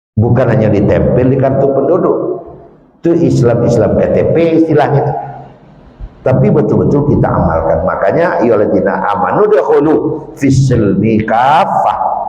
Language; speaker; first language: Malay; non-native, local second language; Minangkabau